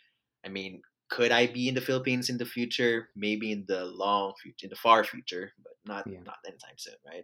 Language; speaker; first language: English; non-native, local second language; Filipino